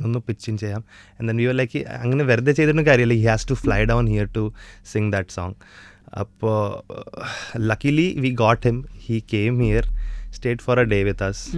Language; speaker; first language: English; early bilingual, other home language; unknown